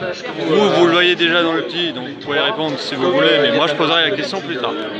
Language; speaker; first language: French; native; French